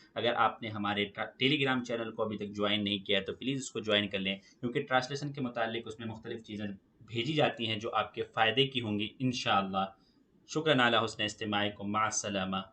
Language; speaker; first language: Urdu; native; Urdu